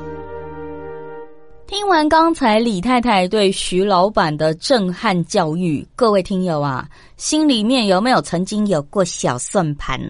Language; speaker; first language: Chinese; native; Chinese